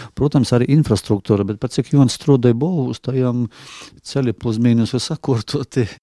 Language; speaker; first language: Latvian; non-native, local second language; Russian